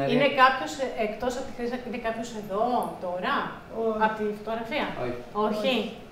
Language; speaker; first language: Greek; native; Greek